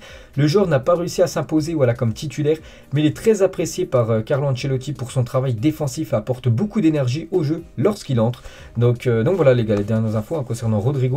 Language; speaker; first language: French; native; French